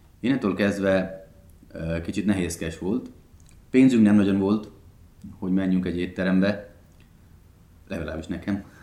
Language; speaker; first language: Hungarian; non-native, fluent; Hindi